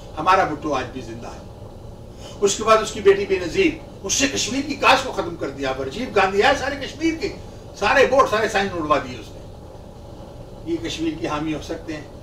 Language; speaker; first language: Urdu; native; Urdu